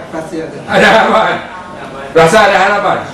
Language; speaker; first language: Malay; non-native, local second language; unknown